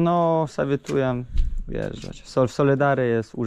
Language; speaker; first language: Russian; non-native, learner; Polish